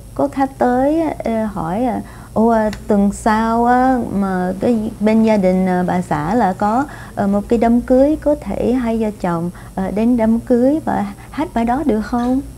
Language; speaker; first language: Vietnamese; non-native, fluent; Spanish